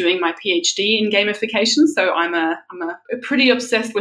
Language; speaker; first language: English; early bilingual, other home language; German